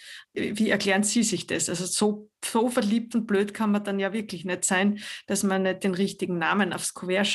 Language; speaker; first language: German; native; German